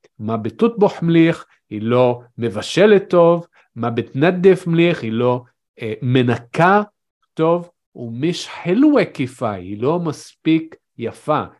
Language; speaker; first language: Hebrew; native; Hebrew